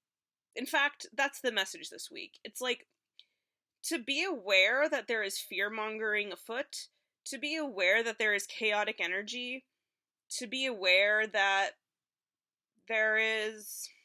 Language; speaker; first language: English; native; English